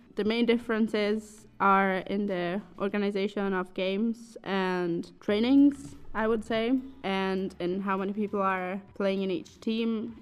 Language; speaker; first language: English; non-native, fluent; Italian